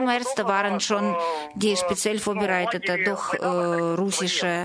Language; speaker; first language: German; non-native, fluent; Russian